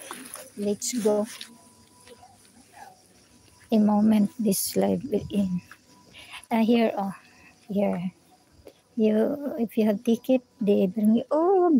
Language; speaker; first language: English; non-native, learner; Filipino